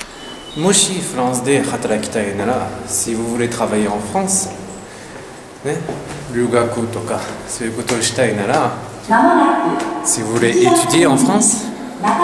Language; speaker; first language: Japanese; non-native, fluent; French